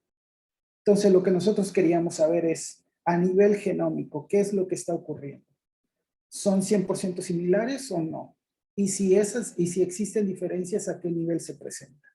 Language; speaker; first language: Spanish; native; Spanish